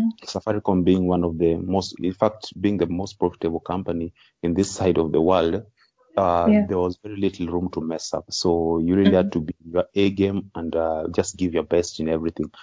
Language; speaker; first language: English; non-native, local second language; Luo (Kenya and Tanzania)